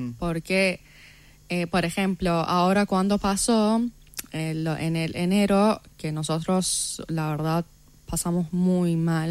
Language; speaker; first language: Spanish; non-native, fluent; Persian